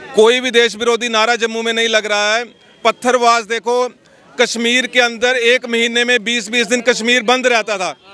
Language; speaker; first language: Hindi; native; Hindi